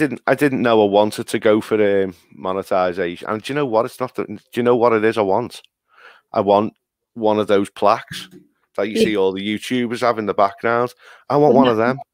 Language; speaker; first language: English; native; English